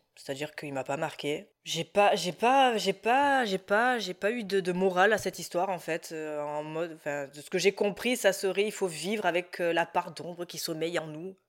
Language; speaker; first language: French; native; French